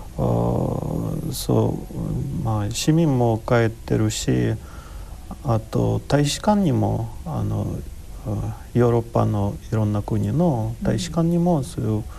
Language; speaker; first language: Japanese; non-native, fluent; Ukrainian